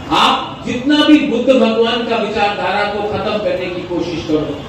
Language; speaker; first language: Hindi; non-native, local second language; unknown